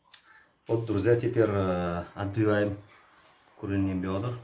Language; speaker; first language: Russian; non-native, fluent; Uzbek